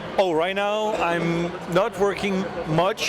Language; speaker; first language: English; non-native, fluent; French